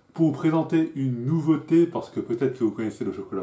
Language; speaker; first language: French; native; French